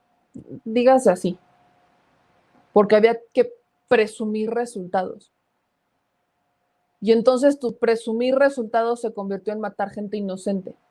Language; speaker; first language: Spanish; native; Spanish